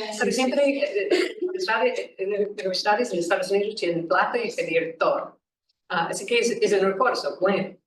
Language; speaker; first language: Spanish; non-native, learner; English